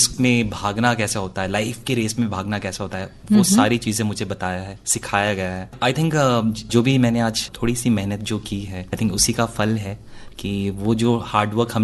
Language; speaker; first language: Hindi; native; Hindi